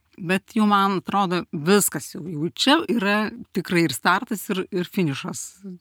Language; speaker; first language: Lithuanian; native; Lithuanian